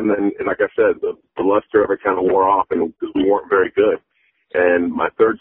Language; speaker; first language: English; native; English